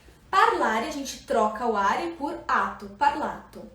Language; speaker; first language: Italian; non-native, fluent; Portuguese